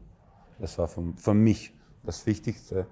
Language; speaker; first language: German; non-native, fluent; Croatian